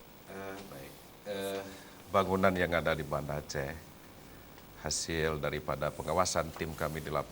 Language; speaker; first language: Malay; native; Malay